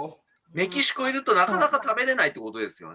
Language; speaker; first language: Japanese; native; Japanese